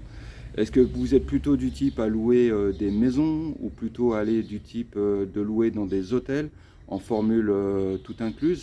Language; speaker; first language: French; native; French